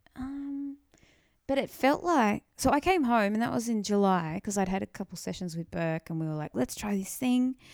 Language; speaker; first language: English; native; English